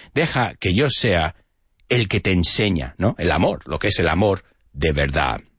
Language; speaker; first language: Spanish; non-native, fluent; English